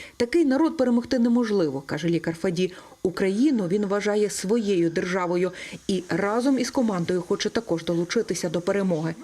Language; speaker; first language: Ukrainian; native; Ukrainian